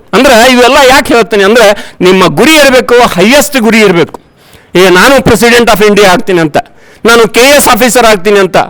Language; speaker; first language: Kannada; native; Kannada